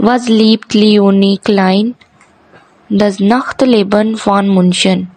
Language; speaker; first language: German; non-native, learner; Urdu